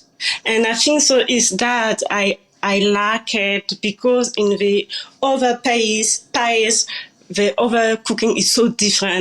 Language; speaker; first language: English; non-native, learner; French